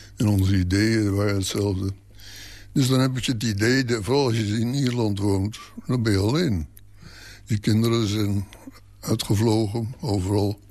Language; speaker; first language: Dutch; native; Dutch